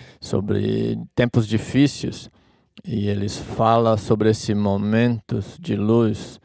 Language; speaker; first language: Portuguese; non-native, fluent; English